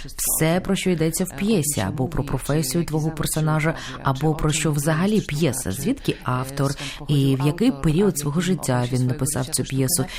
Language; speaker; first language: Ukrainian; non-native, fluent; Lithuanian